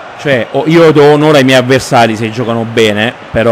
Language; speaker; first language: Italian; native; Italian